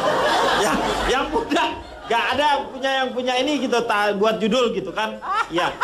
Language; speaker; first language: Indonesian; native; Indonesian